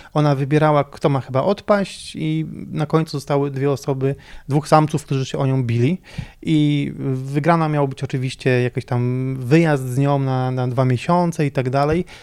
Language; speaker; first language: Polish; native; Polish